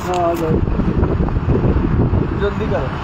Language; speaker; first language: Hindi; non-native, learner; Bangla